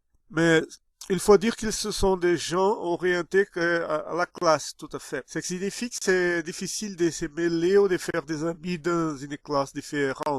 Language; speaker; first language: French; non-native, fluent; Portuguese